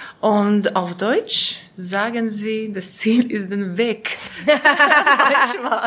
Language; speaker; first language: German; non-native, learner; Latvian